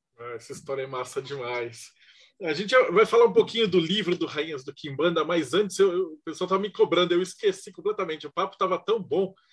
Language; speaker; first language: Portuguese; native; Portuguese